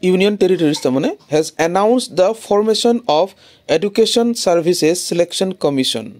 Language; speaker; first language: English; non-native, local second language; Assamese